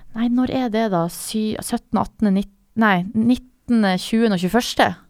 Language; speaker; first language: Norwegian; native; Norwegian